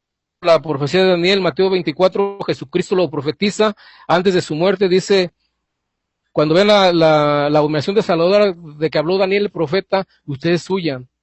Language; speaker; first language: Spanish; native; Spanish